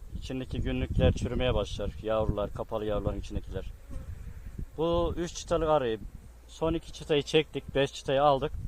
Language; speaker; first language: Turkish; native; Turkish